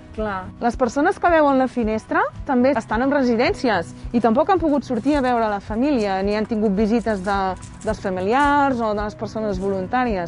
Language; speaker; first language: Catalan; native; Catalan